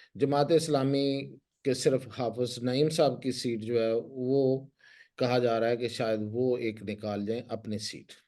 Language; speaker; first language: Urdu; non-native, local second language; Punjabi